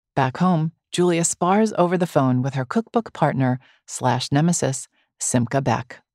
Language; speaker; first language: English; native; English